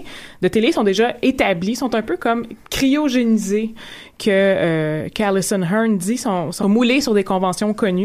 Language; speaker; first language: French; native; French